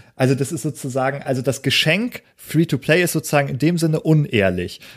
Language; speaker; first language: German; native; German